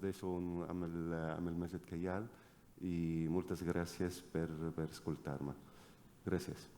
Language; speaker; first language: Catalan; non-native, fluent; Arabic